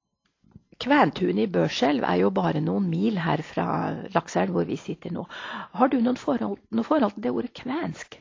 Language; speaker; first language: Norwegian; native; Norwegian